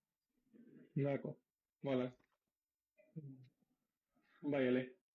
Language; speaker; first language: French; non-native, learner; Spanish